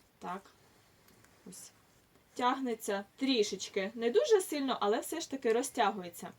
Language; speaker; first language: Ukrainian; native; Ukrainian